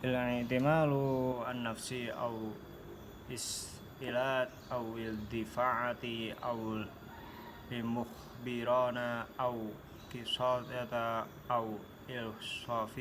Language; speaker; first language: Arabic; non-native, learner; Indonesian